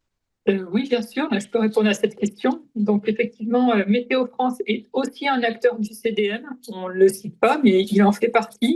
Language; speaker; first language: French; native; French